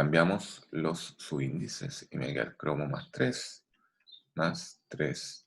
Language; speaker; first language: Spanish; native; Spanish